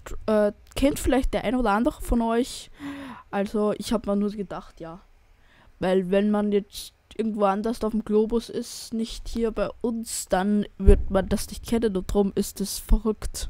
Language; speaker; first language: German; native; German